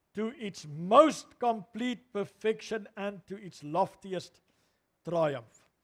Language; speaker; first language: English; non-native, local second language; Afrikaans